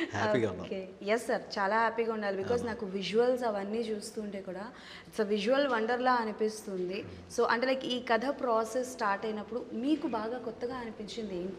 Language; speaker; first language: Telugu; native; Telugu